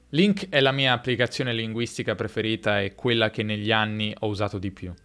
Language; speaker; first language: Italian; native; Italian